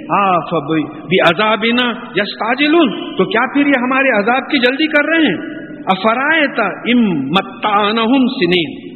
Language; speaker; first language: Urdu; native; Urdu